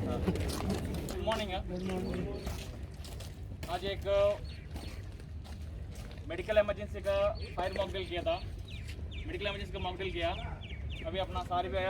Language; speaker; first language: Hindi; non-native, local second language; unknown